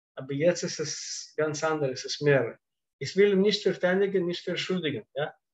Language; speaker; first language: German; non-native, fluent; Russian